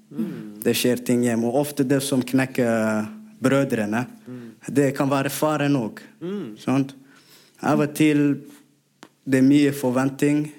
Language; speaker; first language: Norwegian; non-native, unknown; Somali